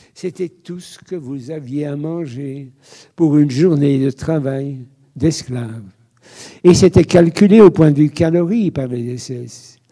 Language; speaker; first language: French; native; French